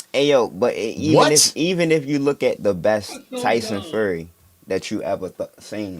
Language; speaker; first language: English; native; English